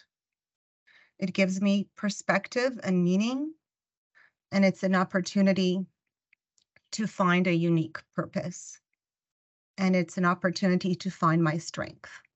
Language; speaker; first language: English; non-native, fluent; Russian